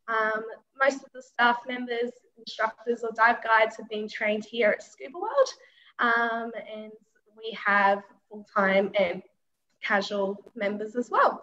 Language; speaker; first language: English; native; English